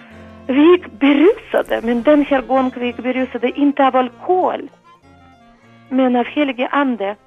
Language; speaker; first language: Swedish; non-native, learner; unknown